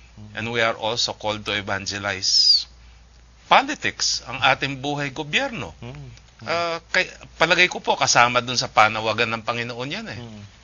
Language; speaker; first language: Filipino; native; Filipino